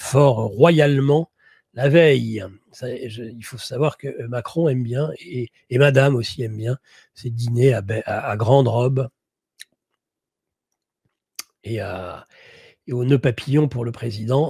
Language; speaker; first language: French; native; French